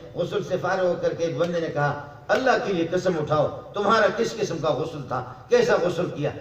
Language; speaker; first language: Urdu; non-native, local second language; Brahui